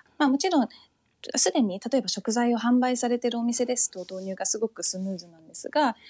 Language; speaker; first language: Japanese; early bilingual, heritage; Japanese